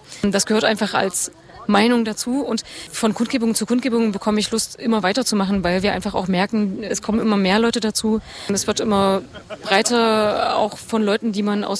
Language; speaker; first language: German; native; German